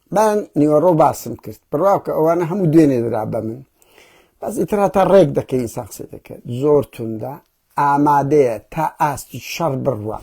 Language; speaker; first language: Central Kurdish; early bilingual, heritage; Central Kurdish